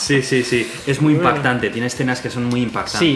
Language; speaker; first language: Spanish; native; Spanish